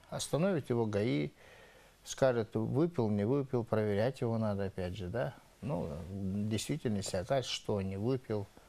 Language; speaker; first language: Russian; non-native, local second language; Yakut